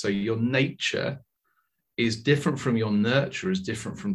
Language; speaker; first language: English; native; English